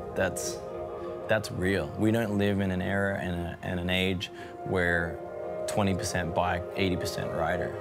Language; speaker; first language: English; native; English